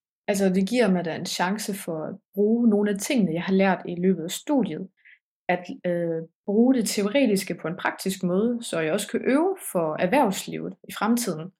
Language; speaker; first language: Danish; early bilingual, heritage; Danish